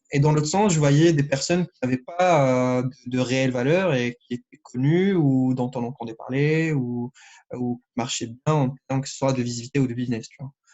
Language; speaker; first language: French; non-native, local second language; Arabic